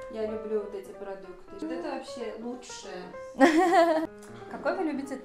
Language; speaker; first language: Russian; non-native, local second language; Uzbek